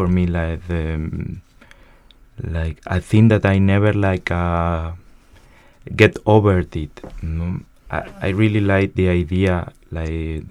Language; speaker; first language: English; non-native, fluent; Spanish